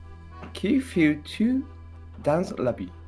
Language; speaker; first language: French; non-native, learner; Spanish